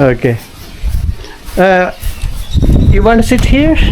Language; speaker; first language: English; non-native, local second language; Malayalam